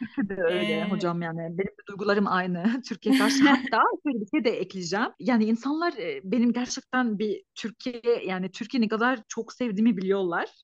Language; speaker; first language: Turkish; non-native, fluent; Arabic